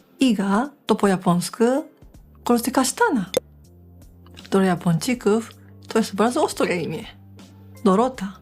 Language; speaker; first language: Polish; non-native, fluent; Japanese